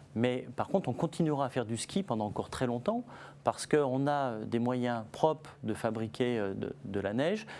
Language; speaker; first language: French; native; French